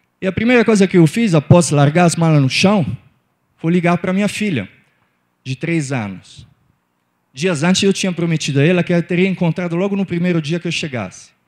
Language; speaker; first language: Portuguese; non-native, fluent; Italian